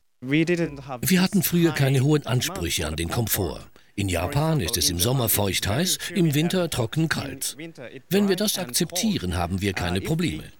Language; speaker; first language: German; non-native, fluent; Japanese